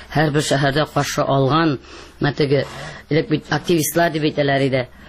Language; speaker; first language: Tatar; native; Tatar